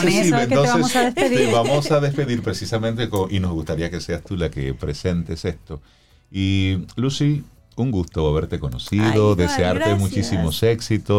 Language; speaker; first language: Spanish; native; Spanish